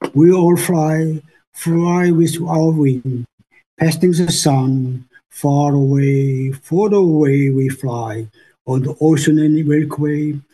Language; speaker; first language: English; non-native, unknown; Korean